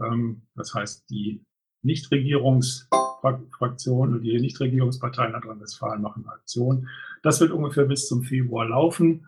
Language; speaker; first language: German; native; German